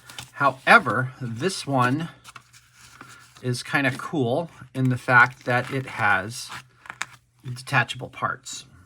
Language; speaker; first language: English; native; English